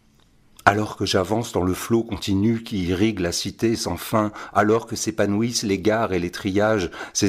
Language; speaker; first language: French; native; French